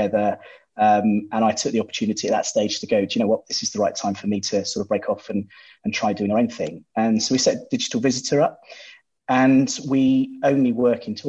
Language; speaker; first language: English; native; English